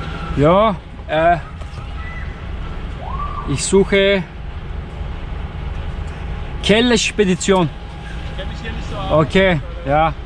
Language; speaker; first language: German; non-native, learner; Turkish